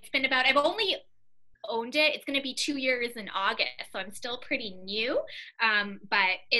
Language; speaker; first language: English; native; English